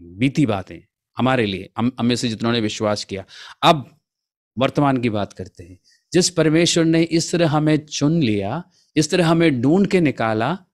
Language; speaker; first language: Hindi; non-native, local second language; Malayalam